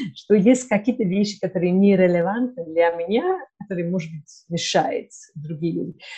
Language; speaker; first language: Russian; non-native, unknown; English